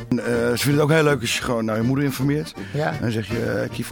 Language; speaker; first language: Dutch; native; Dutch